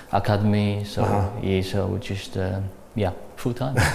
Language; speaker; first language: English; non-native, learner; Chinese